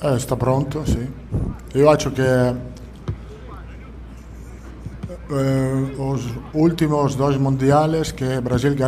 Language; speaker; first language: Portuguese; non-native, learner; Italian